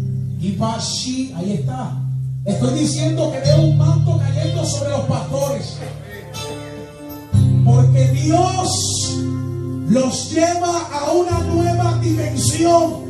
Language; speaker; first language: Spanish; native; Spanish